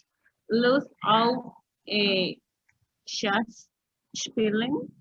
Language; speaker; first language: German; non-native, learner; Spanish